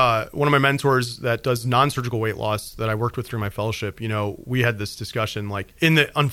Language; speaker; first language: English; native; English